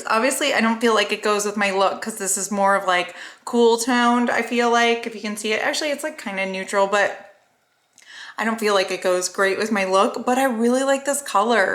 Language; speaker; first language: English; native; English